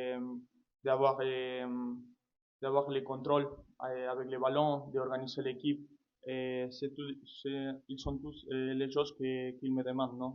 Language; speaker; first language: French; non-native, fluent; Spanish